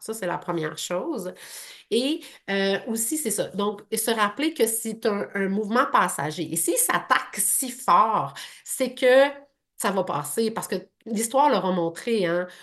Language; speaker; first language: French; native; French